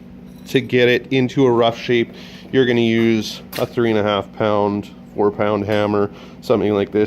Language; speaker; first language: English; native; English